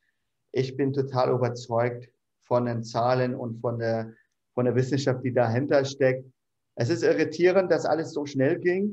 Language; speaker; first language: German; non-native, fluent; Arabic